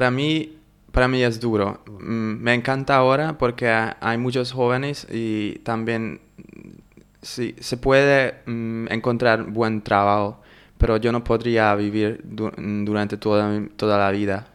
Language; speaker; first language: Spanish; non-native, fluent; Hungarian